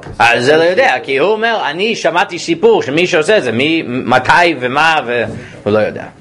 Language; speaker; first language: Hebrew; non-native, fluent; English